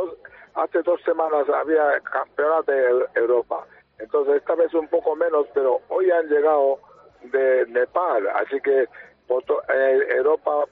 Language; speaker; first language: Spanish; non-native, fluent; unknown